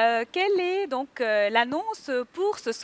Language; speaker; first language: French; native; French